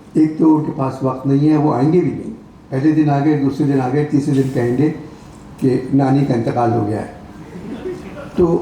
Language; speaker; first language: Urdu; native; Urdu